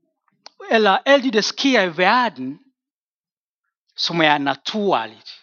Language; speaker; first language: Swedish; non-native, learner; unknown